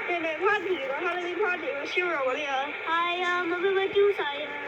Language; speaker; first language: Cantonese; early bilingual, heritage; Cantonese